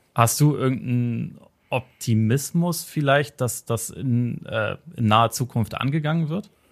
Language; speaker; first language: German; native; German